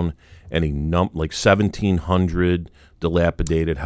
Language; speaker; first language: English; native; English